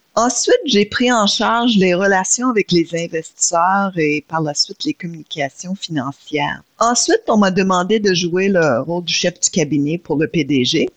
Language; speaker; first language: French; native; French